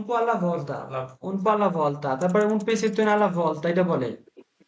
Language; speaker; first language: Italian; non-native, fluent; Bangla